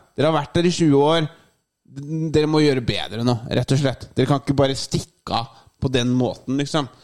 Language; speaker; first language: Norwegian; native; Norwegian